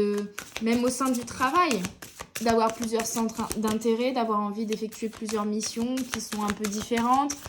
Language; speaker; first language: French; native; French